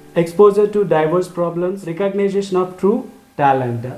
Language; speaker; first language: English; non-native, local second language; Telugu